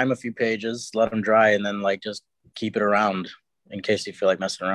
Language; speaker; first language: English; native; English